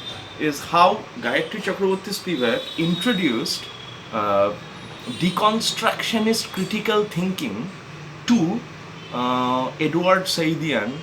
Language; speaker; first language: English; non-native, local second language; Bangla